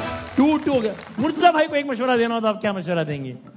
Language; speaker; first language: Urdu; native; Urdu